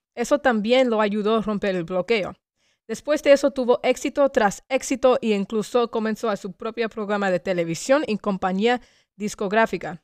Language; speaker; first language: Spanish; early bilingual, heritage; Spanish